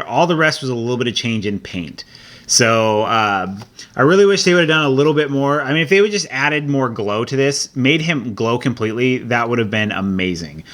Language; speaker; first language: English; native; English